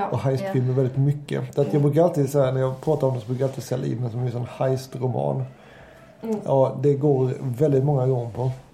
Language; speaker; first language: Swedish; native; Swedish